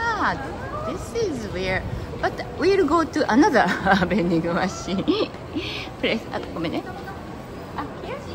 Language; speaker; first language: English; non-native, learner; Japanese